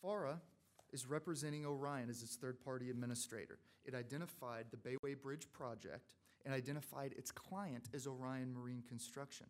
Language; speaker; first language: English; native; English